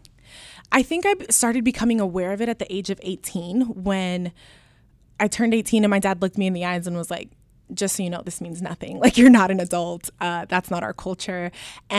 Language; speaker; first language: English; early bilingual, other home language; Spanish